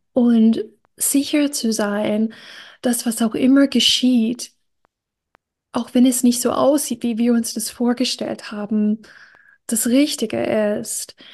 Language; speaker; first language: German; non-native, fluent; English